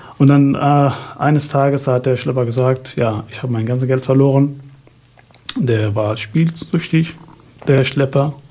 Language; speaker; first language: German; non-native, fluent; Arabic